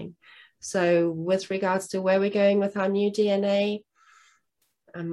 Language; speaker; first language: English; non-native, local second language; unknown